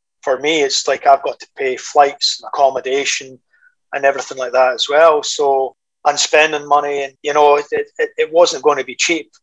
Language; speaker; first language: English; native; English